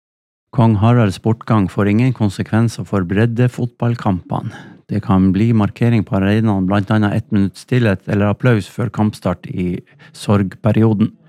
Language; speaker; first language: Norwegian; native; Norwegian